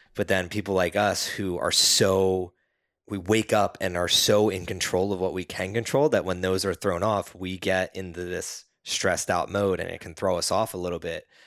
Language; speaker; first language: English; native; English